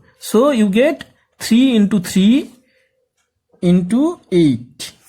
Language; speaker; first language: English; non-native, local second language; Bangla